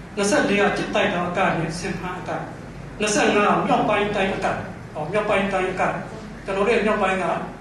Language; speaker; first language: Burmese; non-native, local second language; Mon